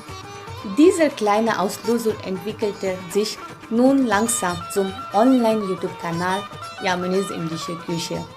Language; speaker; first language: German; non-native, fluent; Marathi